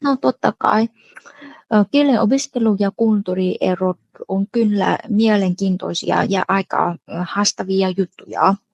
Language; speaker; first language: Finnish; non-native, fluent; Vietnamese